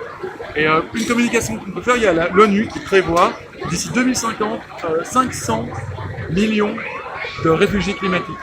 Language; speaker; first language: French; native; French